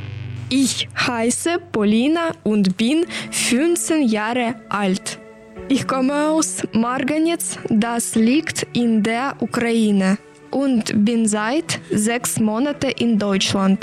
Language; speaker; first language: German; non-native, learner; Ukrainian